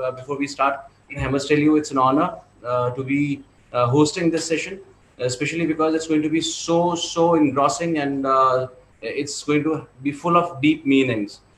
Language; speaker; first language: English; non-native, local second language; Hindi